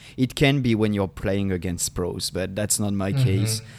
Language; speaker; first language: English; non-native, fluent; French